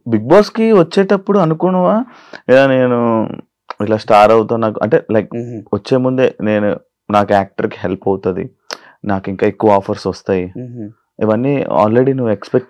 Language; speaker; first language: Telugu; native; Telugu